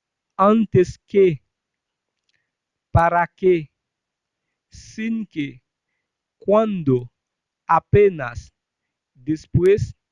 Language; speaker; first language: Spanish; non-native, fluent; Haitian Creole